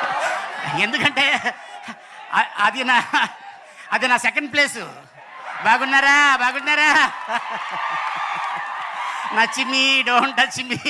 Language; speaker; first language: Telugu; native; Telugu